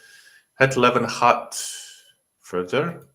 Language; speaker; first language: Dutch; non-native, learner; English